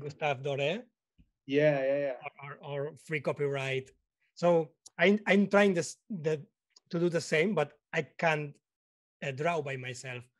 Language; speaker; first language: English; non-native, learner; Spanish